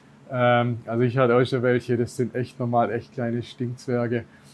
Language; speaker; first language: German; native; German